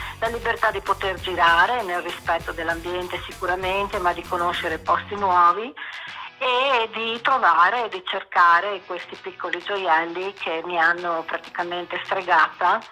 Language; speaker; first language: Italian; native; Italian